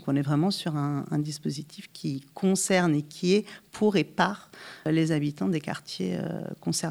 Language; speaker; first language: French; native; French